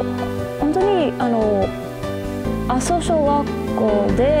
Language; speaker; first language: Japanese; non-native, learner; English